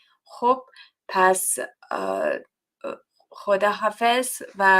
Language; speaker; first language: Persian; non-native, learner; English